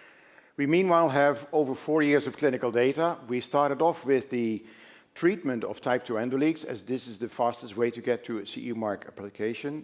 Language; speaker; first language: English; non-native, fluent; Dutch